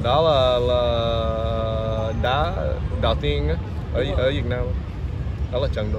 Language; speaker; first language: Vietnamese; early bilingual, heritage; English